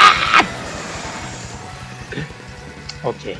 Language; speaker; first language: English; non-native, learner; Japanese